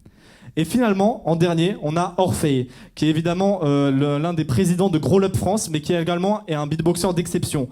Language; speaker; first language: French; native; French